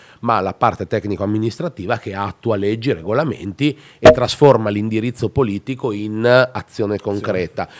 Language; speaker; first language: Italian; native; Italian